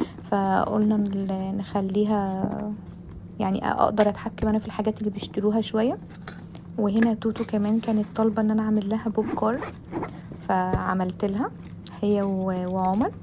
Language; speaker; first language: Arabic; native; Arabic